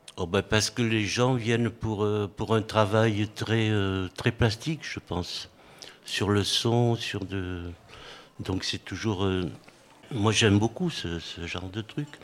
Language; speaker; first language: French; native; French